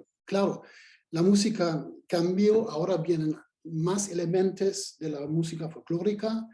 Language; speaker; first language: Spanish; non-native, fluent; German